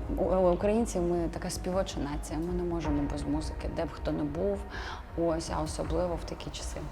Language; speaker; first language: Ukrainian; non-native, local second language; Russian